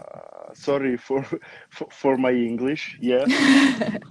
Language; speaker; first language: English; non-native, learner; Romanian